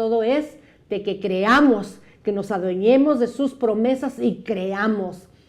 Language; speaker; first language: Spanish; native; Spanish